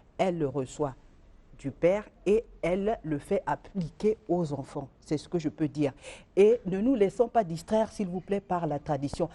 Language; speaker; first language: French; non-native, local second language; Lingala